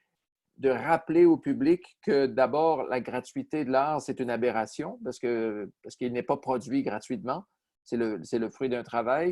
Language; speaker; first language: French; native; French